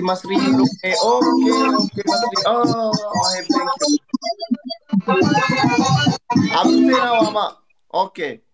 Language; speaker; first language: Arabic; non-native, learner; Oromo